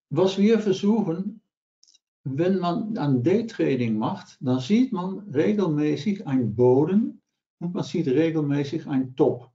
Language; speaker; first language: German; non-native, learner; Dutch